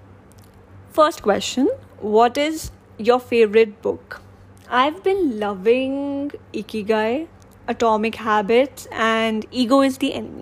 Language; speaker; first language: English; non-native, local second language; Hindi